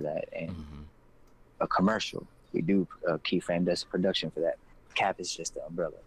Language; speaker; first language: English; native; English